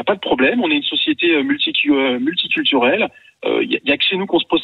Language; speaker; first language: French; native; French